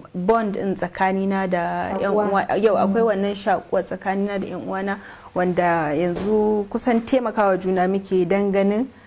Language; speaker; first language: Hausa; native; Hausa